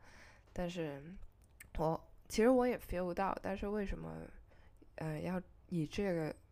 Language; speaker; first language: Chinese; non-native, local second language; Cantonese